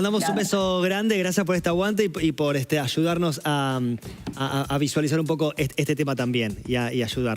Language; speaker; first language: Spanish; native; Spanish